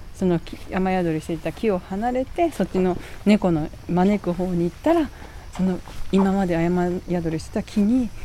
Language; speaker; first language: Japanese; native; Japanese